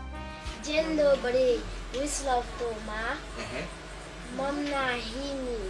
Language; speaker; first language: Polish; non-native, learner; Haitian Creole